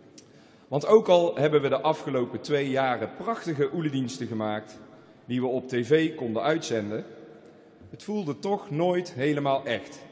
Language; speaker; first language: Dutch; native; Dutch